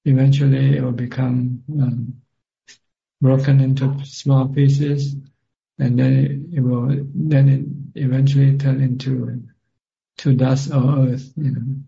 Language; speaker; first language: English; non-native, fluent; Thai